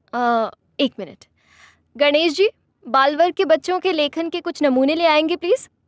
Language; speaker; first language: Hindi; non-native, local second language; Marathi